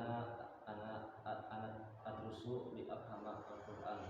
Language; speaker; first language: Arabic; non-native, learner; Indonesian